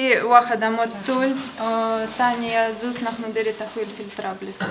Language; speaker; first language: Arabic; non-native, learner; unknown